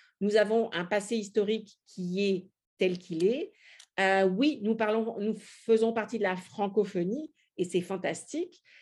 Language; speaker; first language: French; native; French